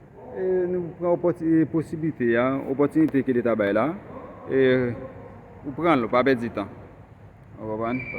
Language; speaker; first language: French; non-native, local second language; Haitian Creole